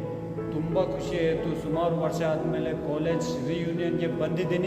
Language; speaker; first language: Kannada; non-native, fluent; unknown